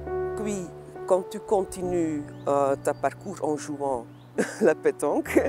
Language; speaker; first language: French; non-native, local second language; Dutch